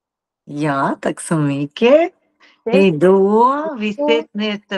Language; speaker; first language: Swedish; non-native, learner; Russian